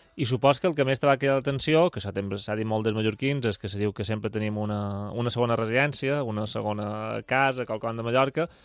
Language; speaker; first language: Catalan; native; Catalan